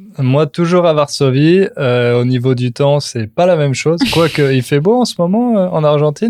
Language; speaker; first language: French; native; French